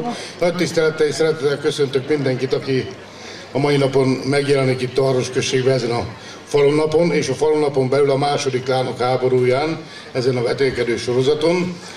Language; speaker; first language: Hungarian; native; Hungarian